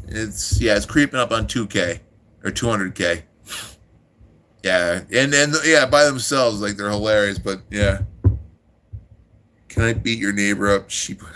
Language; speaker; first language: English; native; English